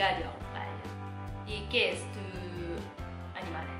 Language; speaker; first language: Spanish; non-native, learner; Japanese